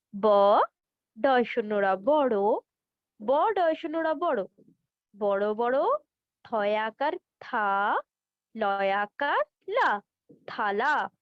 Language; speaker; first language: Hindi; non-native, local second language; Bangla